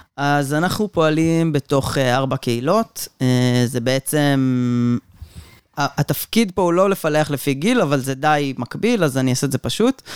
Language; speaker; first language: Hebrew; native; Hebrew